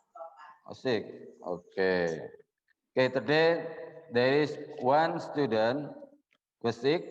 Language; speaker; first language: English; non-native, learner; Indonesian